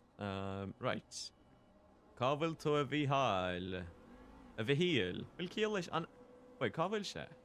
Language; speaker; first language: Irish; native; Irish